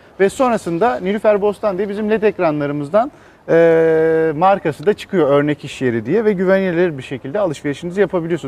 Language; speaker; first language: Turkish; native; Turkish